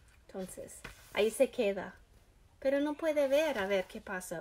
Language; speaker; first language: Spanish; non-native, learner; English